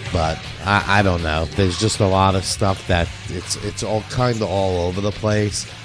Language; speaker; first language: English; native; English